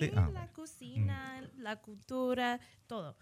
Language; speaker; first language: Spanish; early bilingual, heritage; English